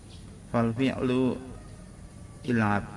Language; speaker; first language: Arabic; non-native, learner; Indonesian